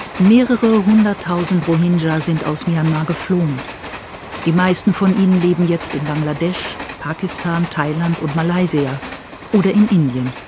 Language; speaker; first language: German; native; German